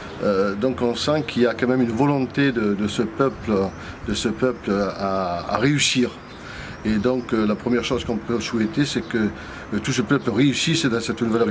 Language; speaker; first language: French; native; French